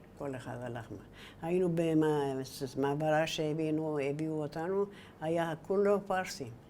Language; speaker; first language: Hebrew; non-native, learner; Persian